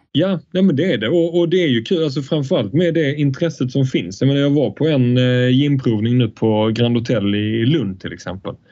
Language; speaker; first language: Swedish; native; Swedish